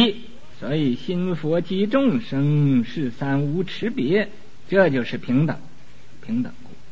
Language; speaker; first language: Chinese; native; Chinese